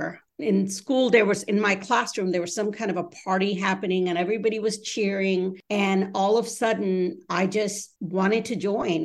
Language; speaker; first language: English; early bilingual, other home language; Bangla